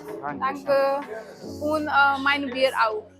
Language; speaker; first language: German; non-native, learner; Hindi